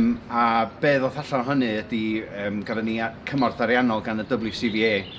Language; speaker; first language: Welsh; native; Welsh